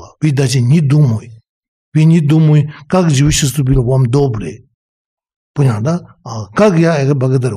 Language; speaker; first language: Russian; non-native, learner; Tibetan